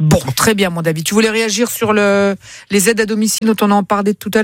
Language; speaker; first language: French; native; French